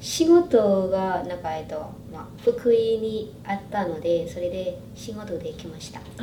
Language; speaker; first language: Japanese; non-native, fluent; Burmese